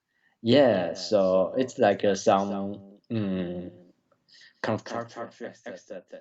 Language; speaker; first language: English; non-native, learner; Chinese